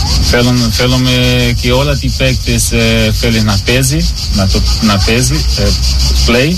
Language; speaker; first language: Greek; non-native, learner; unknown